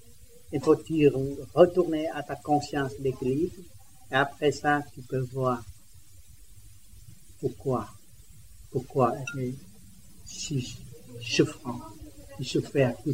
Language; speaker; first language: French; non-native, learner; Vietnamese